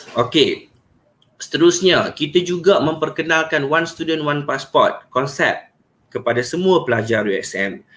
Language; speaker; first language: Malay; native; Malay